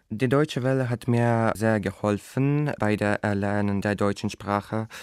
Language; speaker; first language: German; non-native, fluent; Azerbaijani